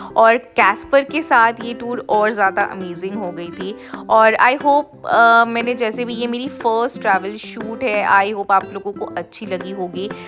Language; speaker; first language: Hindi; non-native, local second language; Bangla